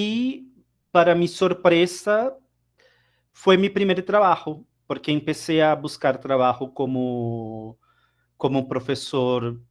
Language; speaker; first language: Spanish; non-native, fluent; Portuguese